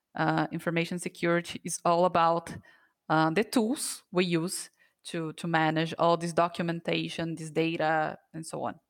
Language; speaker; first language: English; non-native, fluent; Portuguese